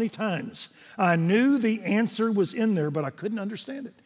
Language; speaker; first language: English; native; English